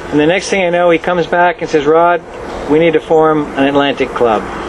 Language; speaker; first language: English; native; English